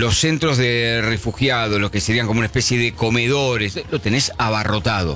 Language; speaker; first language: Spanish; native; Spanish